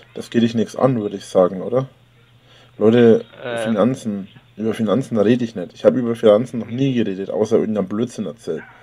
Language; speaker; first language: German; native; German